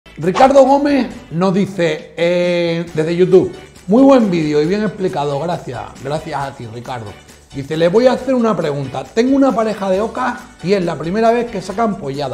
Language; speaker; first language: Spanish; native; Spanish